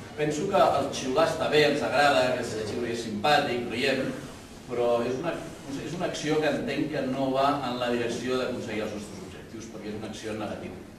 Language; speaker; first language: Catalan; native; Catalan